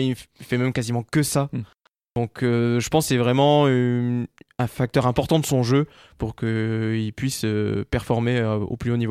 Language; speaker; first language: French; native; French